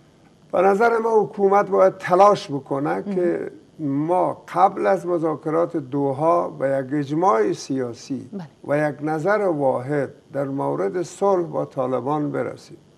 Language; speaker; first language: Persian; native; Persian